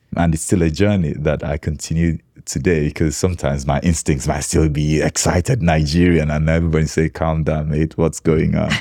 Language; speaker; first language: English; non-native, local second language; Igbo